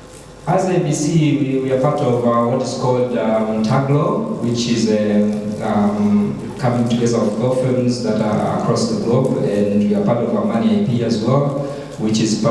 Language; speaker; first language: English; non-native, local second language; Swahili